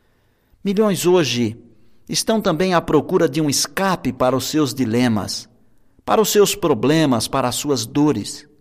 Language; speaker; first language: Portuguese; native; Portuguese